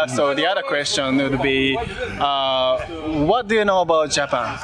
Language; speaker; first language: English; non-native, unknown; Japanese